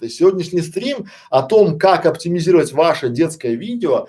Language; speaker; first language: Russian; native; Russian